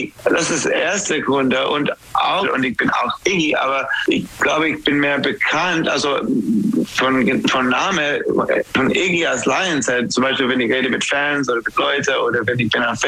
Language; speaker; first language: German; non-native, learner; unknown